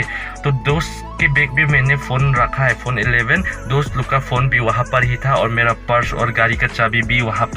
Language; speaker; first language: Hindi; non-native, learner; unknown